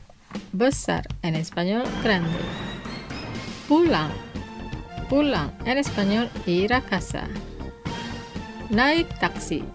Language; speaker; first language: Spanish; non-native, fluent; Indonesian